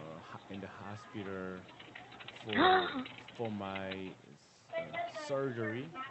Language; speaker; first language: English; non-native, learner; Korean